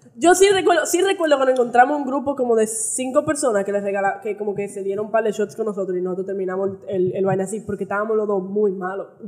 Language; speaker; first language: Spanish; early bilingual, heritage; Spanish